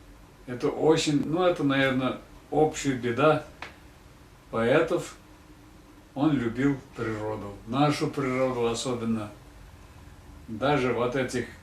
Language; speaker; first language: Russian; non-native, local second language; Tatar